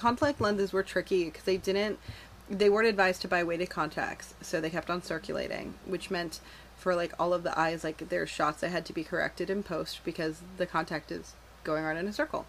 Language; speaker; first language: English; native; English